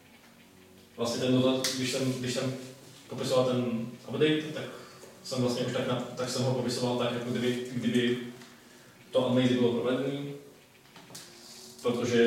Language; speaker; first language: Czech; native; Czech